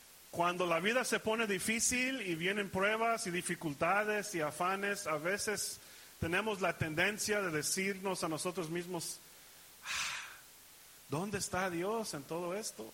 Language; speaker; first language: Spanish; early bilingual, heritage; Spanish